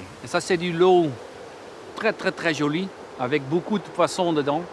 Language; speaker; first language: French; non-native, learner; Dutch